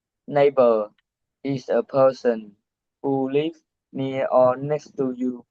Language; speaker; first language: English; non-native, learner; Vietnamese